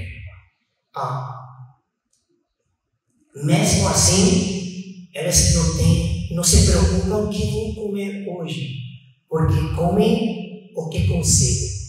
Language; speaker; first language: Portuguese; non-native, fluent; Chinese